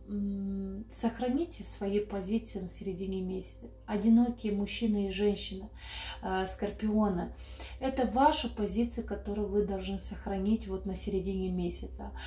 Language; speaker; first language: Russian; non-native, local second language; Romanian